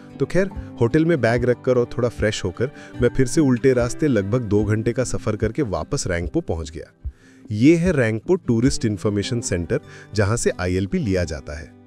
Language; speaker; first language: Hindi; non-native, fluent; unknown